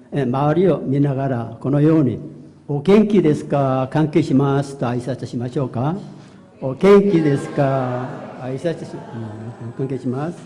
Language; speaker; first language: Japanese; non-native, fluent; Korean